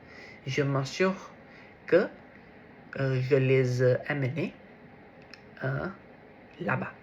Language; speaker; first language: French; non-native, learner; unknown